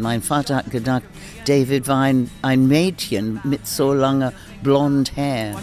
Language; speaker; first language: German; non-native, learner; English